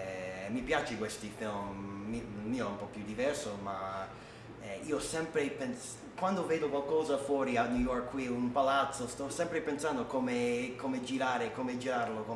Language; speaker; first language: Italian; non-native, learner; English